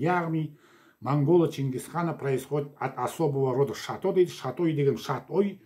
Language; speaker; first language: Russian; non-native, local second language; Kazakh